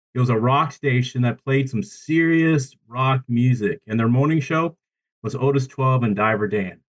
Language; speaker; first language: English; native; English